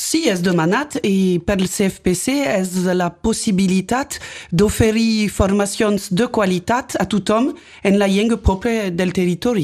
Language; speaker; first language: Catalan; non-native, local second language; French